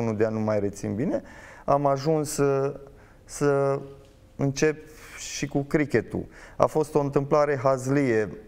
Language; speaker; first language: Romanian; native; Romanian